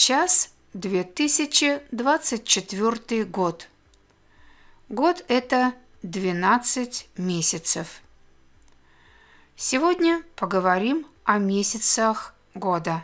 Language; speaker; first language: Russian; native; Russian